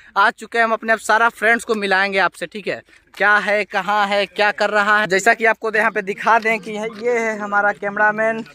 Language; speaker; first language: Hindi; native; Hindi